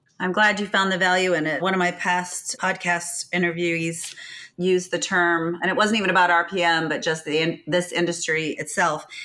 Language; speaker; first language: English; native; English